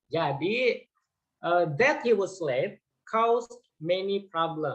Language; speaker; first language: English; non-native, fluent; Indonesian